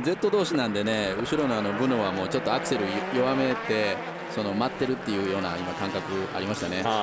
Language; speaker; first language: Japanese; native; Japanese